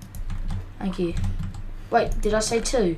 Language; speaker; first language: English; native; English